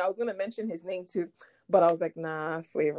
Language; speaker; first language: English; non-native, local second language; Igbo